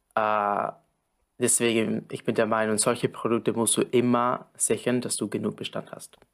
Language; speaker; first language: German; non-native, fluent; Spanish